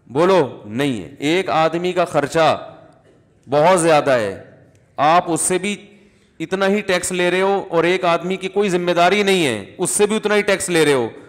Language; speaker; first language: Urdu; native; Urdu